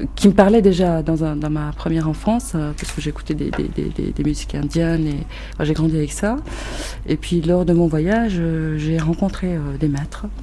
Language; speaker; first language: French; early bilingual, other home language; Arabic